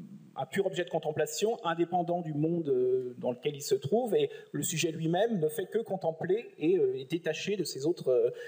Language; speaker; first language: French; native; French